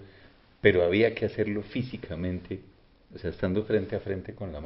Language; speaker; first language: Spanish; native; Spanish